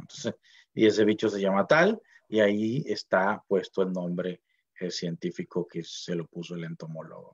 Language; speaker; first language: Spanish; native; Spanish